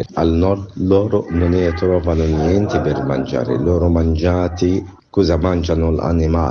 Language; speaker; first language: Italian; non-native, learner; Arabic